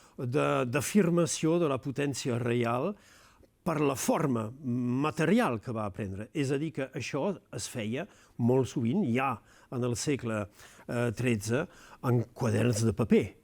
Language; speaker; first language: Catalan; non-native, local second language; French